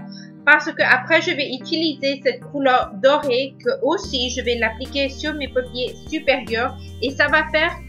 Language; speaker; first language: French; non-native, learner; Spanish